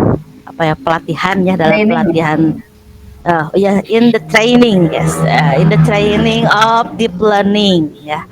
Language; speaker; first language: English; non-native, learner; Indonesian